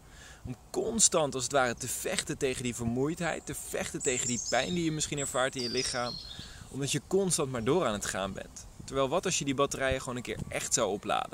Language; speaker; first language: Dutch; native; Dutch